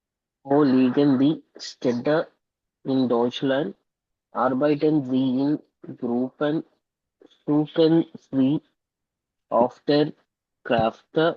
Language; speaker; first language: German; non-native, learner; Tamil